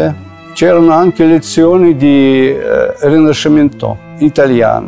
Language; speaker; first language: Italian; non-native, fluent; Russian